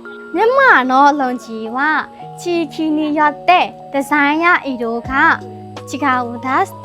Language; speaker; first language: Japanese; non-native, learner; Burmese